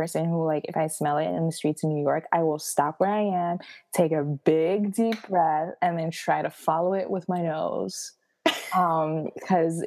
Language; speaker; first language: English; non-native, fluent; Haitian Creole